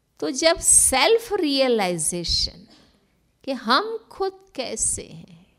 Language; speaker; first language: Hindi; non-native, local second language; Gujarati